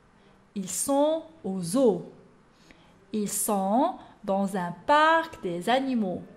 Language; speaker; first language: French; non-native, local second language; Arabic